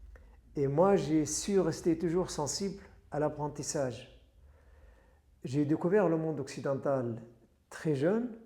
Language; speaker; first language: French; non-native, fluent; Arabic